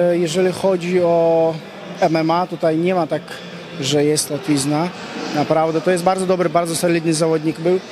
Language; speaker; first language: Polish; non-native, fluent; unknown